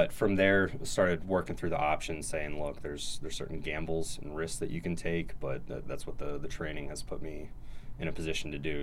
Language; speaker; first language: English; native; English